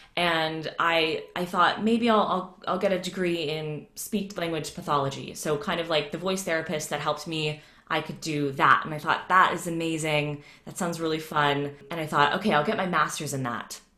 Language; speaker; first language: English; native; English